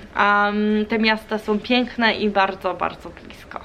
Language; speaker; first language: Polish; early bilingual, other home language; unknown